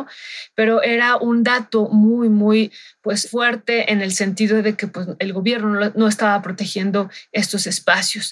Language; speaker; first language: Spanish; native; Spanish